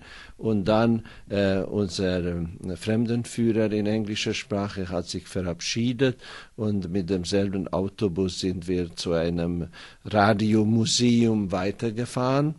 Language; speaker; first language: German; non-native, fluent; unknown